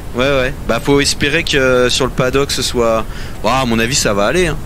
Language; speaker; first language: French; native; French